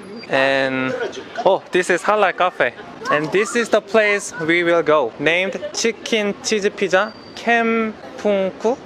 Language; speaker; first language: English; non-native, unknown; Korean